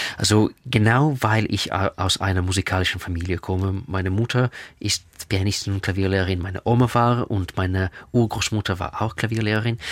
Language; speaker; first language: German; non-native, fluent; Russian